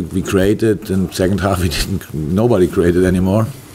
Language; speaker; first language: English; non-native, fluent; German